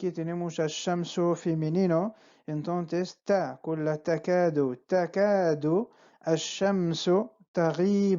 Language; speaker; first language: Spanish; non-native, fluent; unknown